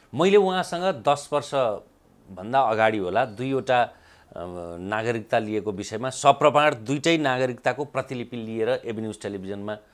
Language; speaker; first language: Nepali; native; Nepali